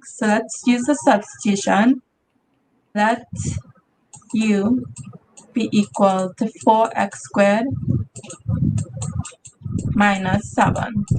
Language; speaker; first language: English; native; English